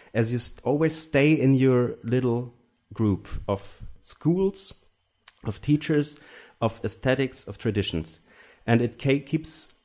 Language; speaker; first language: English; non-native, fluent; German